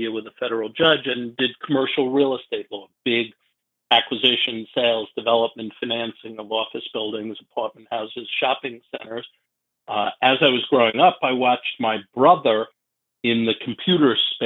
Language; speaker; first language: English; native; English